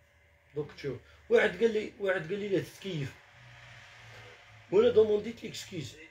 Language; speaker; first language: Arabic; native; Arabic